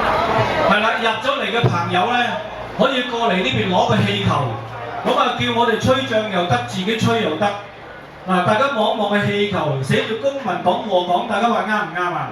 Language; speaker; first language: Cantonese; native; Cantonese